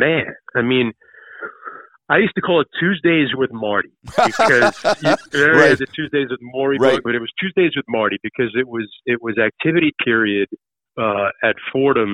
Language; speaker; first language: English; native; English